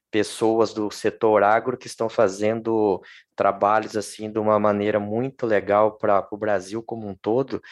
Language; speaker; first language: Portuguese; native; Portuguese